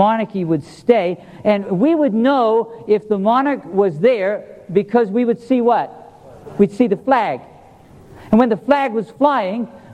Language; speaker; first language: English; native; English